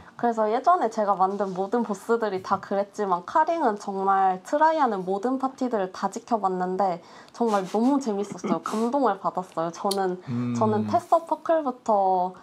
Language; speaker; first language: Korean; native; Korean